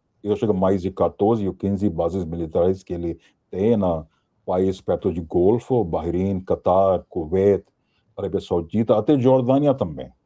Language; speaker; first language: Portuguese; non-native, fluent; Hindi